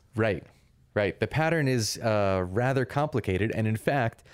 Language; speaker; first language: English; early bilingual, other home language; Russian